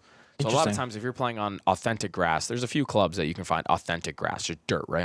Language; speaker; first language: English; early bilingual, heritage; Persian